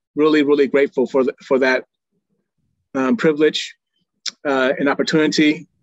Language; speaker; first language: English; native; English